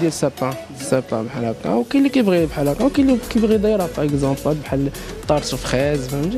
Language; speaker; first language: Arabic; native; Arabic